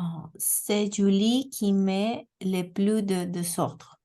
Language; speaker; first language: French; non-native, learner; Spanish